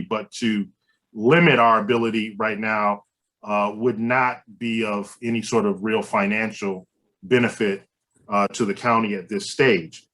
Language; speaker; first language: English; native; English